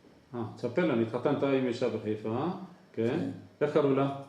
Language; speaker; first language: Hebrew; native; Hebrew